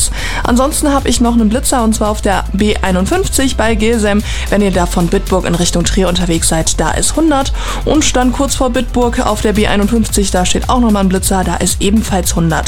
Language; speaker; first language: German; native; German